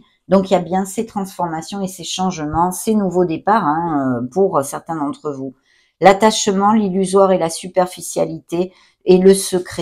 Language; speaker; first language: French; native; French